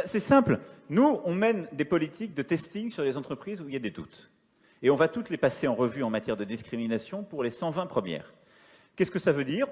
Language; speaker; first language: French; native; French